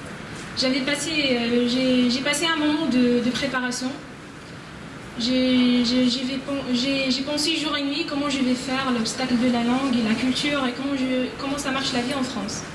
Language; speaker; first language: French; non-native, learner; Arabic